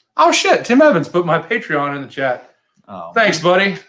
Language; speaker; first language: English; native; English